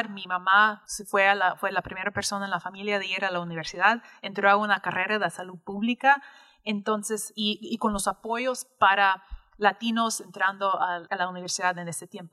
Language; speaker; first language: Spanish; early bilingual, heritage; English